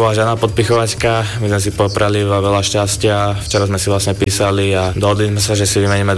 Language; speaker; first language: Slovak; native; Slovak